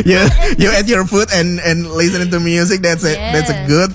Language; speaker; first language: English; non-native, local second language; Indonesian